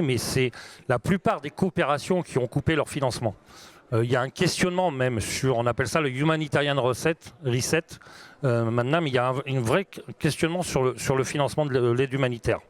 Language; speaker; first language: French; native; French